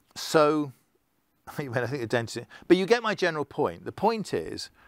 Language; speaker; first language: English; native; English